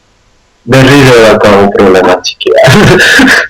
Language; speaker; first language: Basque; non-native, local second language; Spanish